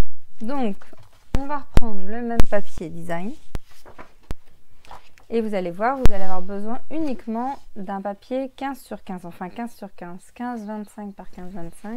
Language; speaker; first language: French; native; French